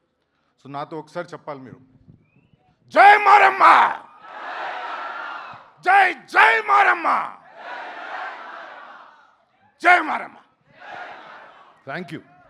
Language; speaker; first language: Telugu; native; Telugu